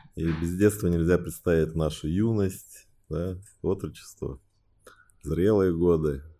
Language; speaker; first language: Russian; early bilingual, other home language; Chinese